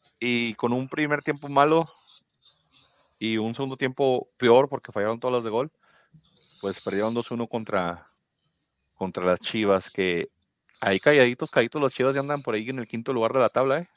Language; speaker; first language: Spanish; native; Spanish